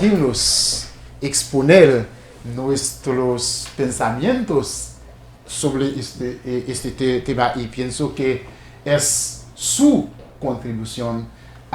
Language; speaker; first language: Spanish; non-native, fluent; Haitian Creole